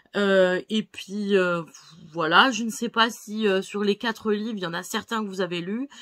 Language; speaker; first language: French; native; French